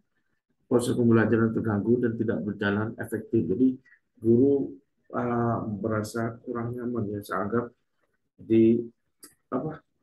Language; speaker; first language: Indonesian; native; Indonesian